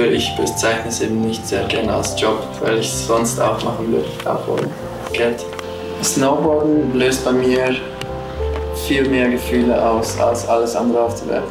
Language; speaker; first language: German; early bilingual, other home language; Russian